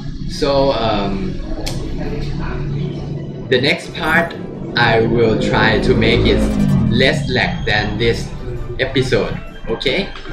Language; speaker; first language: English; non-native, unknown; Thai